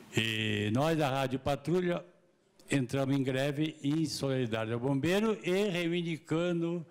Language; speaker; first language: Portuguese; native; Portuguese